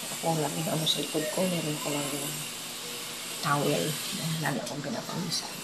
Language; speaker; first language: Filipino; native; Filipino